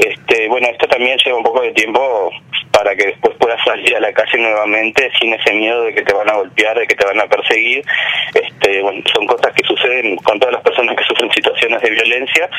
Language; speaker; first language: Spanish; native; Spanish